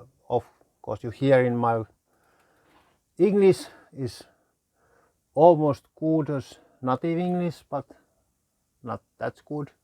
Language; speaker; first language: English; non-native, learner; Finnish